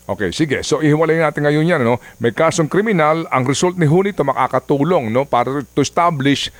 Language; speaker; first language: Filipino; native; Filipino